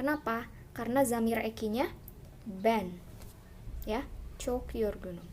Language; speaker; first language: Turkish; non-native, fluent; Indonesian